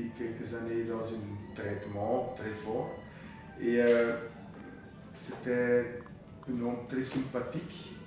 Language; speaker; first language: French; non-native, fluent; German